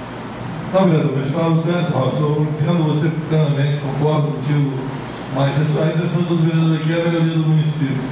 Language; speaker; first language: Portuguese; native; Portuguese